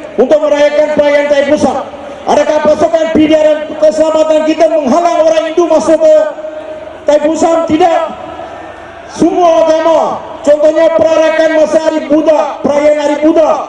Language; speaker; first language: Malay; non-native, local second language; Tamil